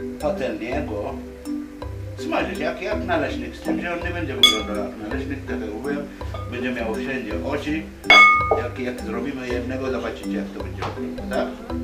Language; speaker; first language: Polish; non-native, fluent; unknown